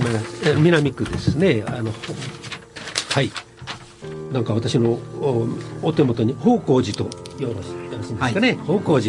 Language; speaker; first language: Japanese; native; Japanese